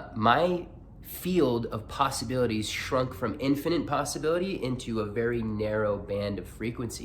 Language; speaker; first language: English; native; English